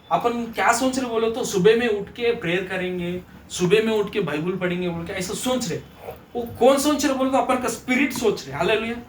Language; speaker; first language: Hindi; non-native, local second language; Telugu